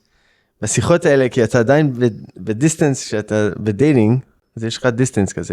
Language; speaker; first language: Hebrew; early bilingual, heritage; English